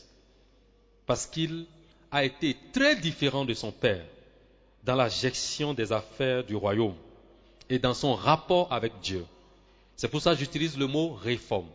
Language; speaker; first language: French; non-native, local second language; Swahili